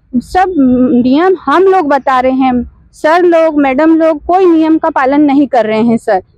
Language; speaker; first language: Hindi; native; Hindi